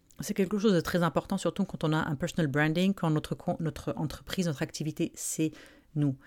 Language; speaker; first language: French; non-native, local second language; Arabic